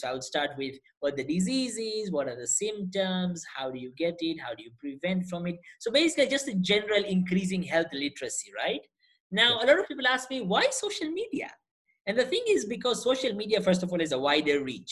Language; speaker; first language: English; non-native, local second language; Gujarati